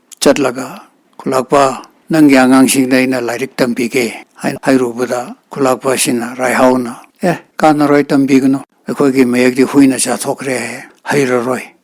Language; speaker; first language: Manipuri; non-native, local second language; Tangkhul Naga (India)